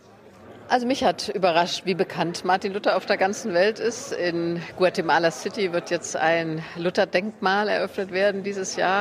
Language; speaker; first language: German; native; German